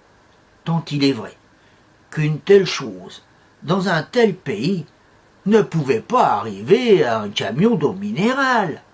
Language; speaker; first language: French; native; French